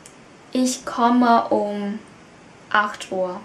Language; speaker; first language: German; non-native, fluent; Vietnamese